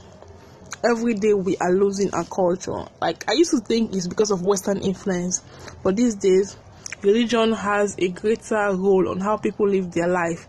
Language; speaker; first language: English; non-native, local second language; Krio